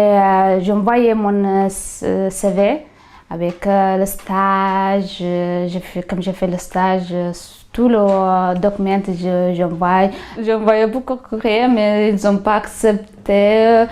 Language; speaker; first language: French; non-native, learner; Tigrinya